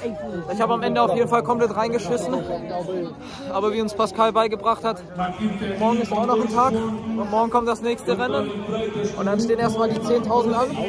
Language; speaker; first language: German; native; German